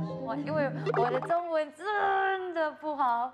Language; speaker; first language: Chinese; non-native, learner; Malay